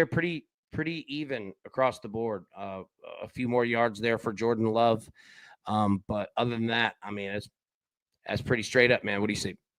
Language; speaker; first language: English; native; English